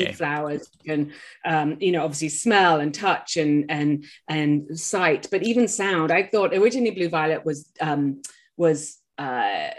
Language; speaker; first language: English; native; English